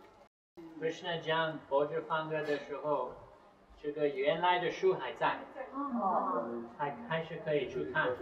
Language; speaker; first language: Chinese; non-native, fluent; English